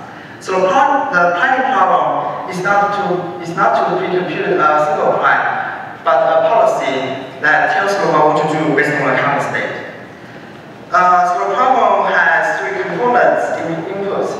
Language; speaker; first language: English; non-native, fluent; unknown